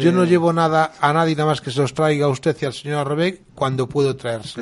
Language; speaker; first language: Spanish; native; Spanish